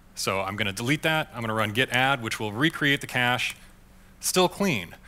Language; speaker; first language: English; native; English